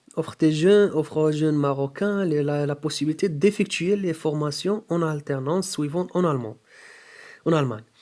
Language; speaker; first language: French; non-native, local second language; Arabic